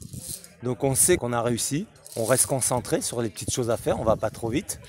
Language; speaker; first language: French; native; French